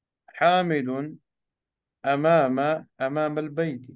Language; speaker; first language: Arabic; non-native, fluent; Urdu